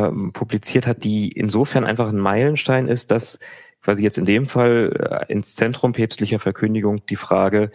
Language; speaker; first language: German; native; German